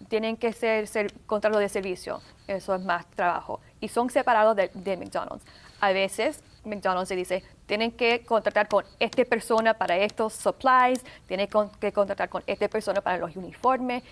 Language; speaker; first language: Spanish; early bilingual, heritage; Spanish